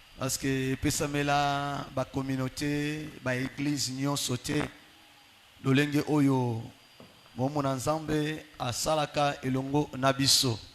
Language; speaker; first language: Lingala; native; Lingala